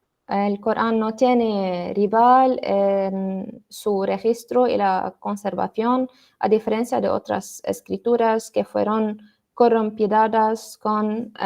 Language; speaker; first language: Spanish; non-native, learner; Arabic